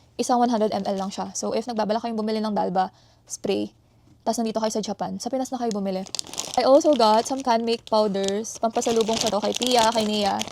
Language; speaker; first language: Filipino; native; Filipino